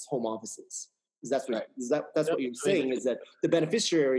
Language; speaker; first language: English; native; English